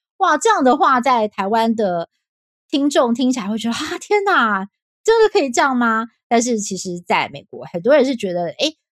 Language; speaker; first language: Chinese; native; Chinese